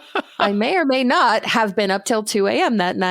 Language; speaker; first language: English; native; English